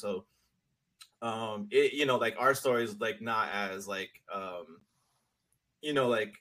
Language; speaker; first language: English; early bilingual, other home language; Spanish